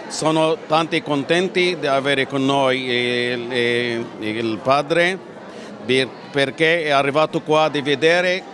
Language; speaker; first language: Italian; non-native, learner; Arabic